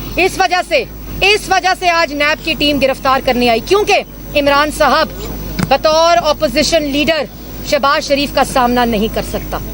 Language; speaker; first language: Urdu; native; Urdu